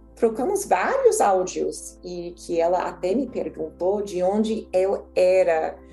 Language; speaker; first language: Portuguese; non-native, fluent; English